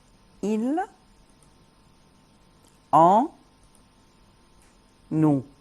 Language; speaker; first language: French; non-native, fluent; Arabic